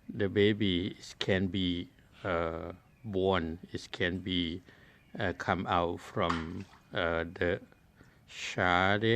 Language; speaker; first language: English; non-native, learner; Thai